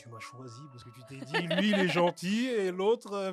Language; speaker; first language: French; early bilingual, other home language; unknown